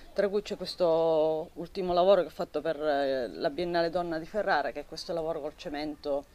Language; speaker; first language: Italian; native; Italian